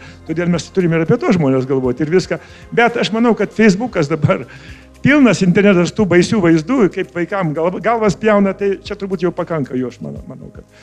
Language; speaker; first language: Lithuanian; native; Lithuanian